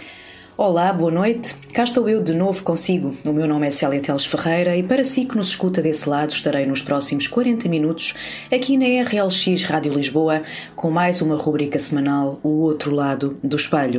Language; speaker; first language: Portuguese; native; Portuguese